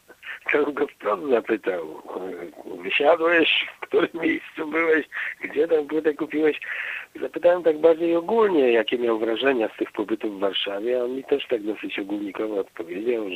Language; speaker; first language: Polish; native; Polish